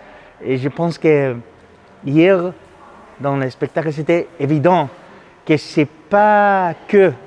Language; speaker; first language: French; non-native, fluent; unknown